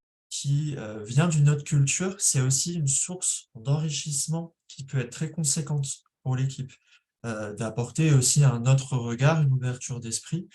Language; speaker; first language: French; native; French